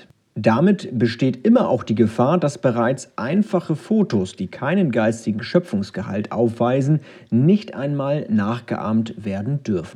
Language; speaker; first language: German; native; German